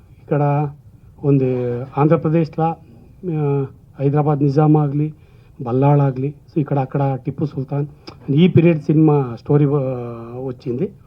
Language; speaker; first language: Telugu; non-native, learner; Kannada